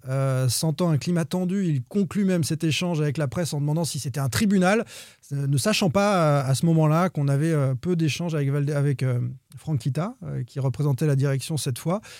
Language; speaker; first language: French; native; French